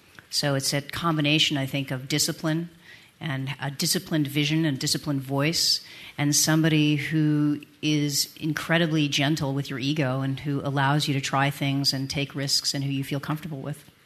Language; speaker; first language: English; early bilingual, other home language; French